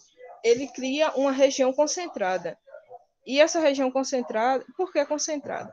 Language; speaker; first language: Portuguese; native; Portuguese